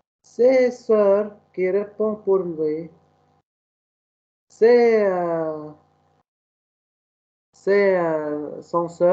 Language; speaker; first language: French; non-native, learner; Arabic